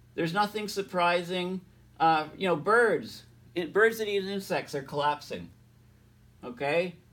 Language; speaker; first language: English; native; English